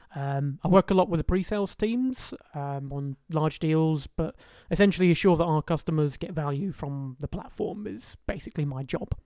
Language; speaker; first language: English; native; English